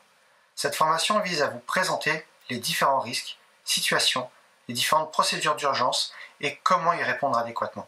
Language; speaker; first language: French; native; French